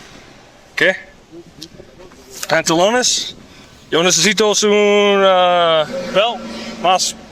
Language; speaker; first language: Spanish; non-native, learner; English